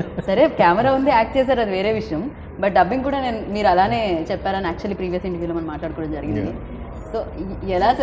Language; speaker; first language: Telugu; native; Telugu